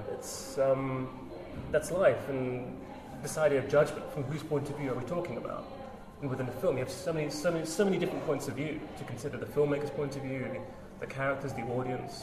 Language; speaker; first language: English; native; English